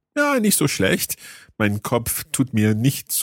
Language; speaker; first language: German; non-native, learner; English